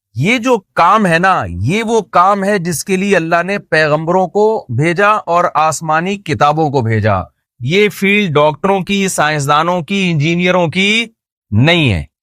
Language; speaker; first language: Urdu; native; Urdu